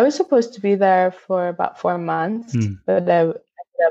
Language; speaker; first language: English; native; English